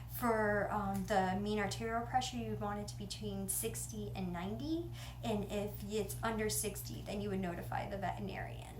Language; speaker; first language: English; native; English